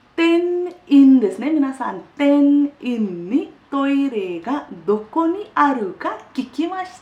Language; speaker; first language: Japanese; non-native, fluent; Hindi